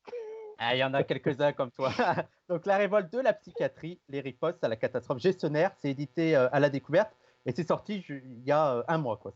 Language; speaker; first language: French; native; French